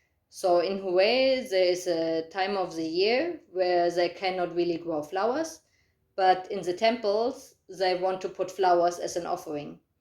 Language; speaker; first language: English; non-native, fluent; German